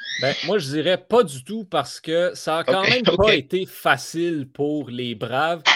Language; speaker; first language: French; native; French